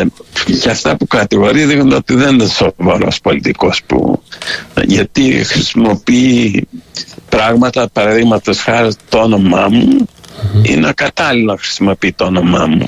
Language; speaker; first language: Greek; early bilingual, heritage; Greek